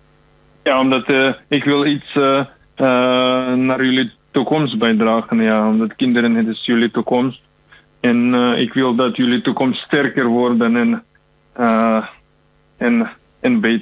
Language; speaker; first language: Dutch; non-native, learner; Ukrainian